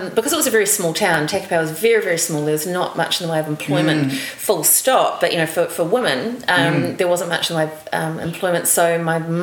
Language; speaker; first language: English; native; English